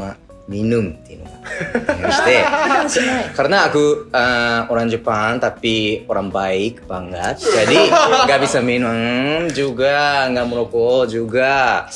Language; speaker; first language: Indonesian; non-native, learner; Japanese